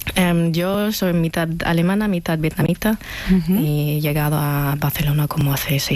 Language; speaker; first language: Spanish; non-native, fluent; German